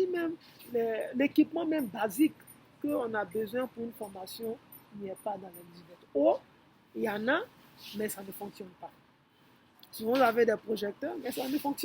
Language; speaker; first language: French; non-native, fluent; Yoruba